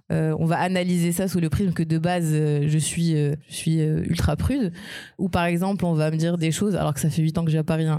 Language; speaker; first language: French; non-native, local second language; Arabic